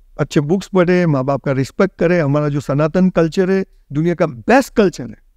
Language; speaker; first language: Hindi; non-native, local second language; Gujarati